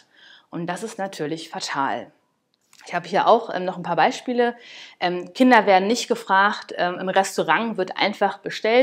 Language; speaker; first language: German; native; German